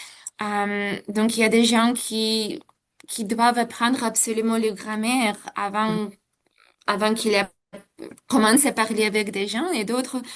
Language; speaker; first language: French; non-native, fluent; Ukrainian